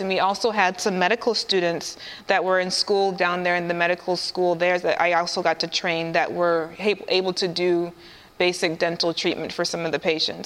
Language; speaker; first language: English; native; English